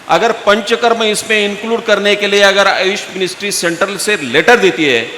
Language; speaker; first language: Hindi; non-native, local second language; Marathi